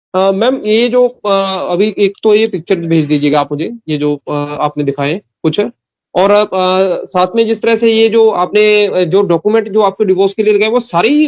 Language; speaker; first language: Hindi; non-native, local second language; Punjabi